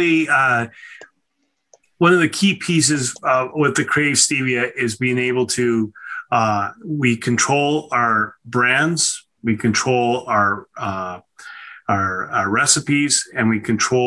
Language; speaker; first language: English; native; English